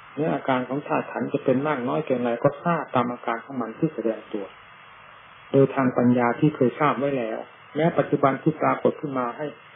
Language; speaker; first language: Thai; native; Thai